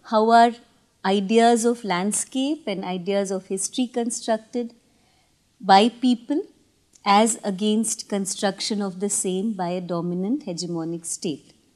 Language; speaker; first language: English; non-native, local second language; Tamil